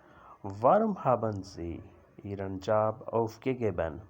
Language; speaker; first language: German; non-native, learner; Urdu